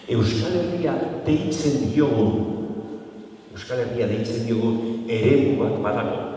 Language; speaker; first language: Basque; native; Basque